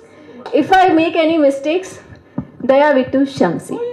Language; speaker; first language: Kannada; non-native, learner; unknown